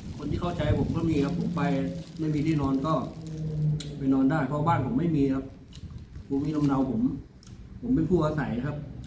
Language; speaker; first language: Thai; native; Thai